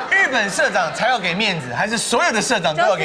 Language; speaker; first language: Chinese; native; Chinese